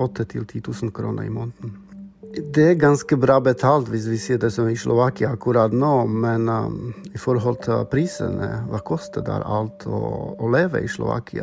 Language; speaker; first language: Norwegian; non-native, fluent; Slovak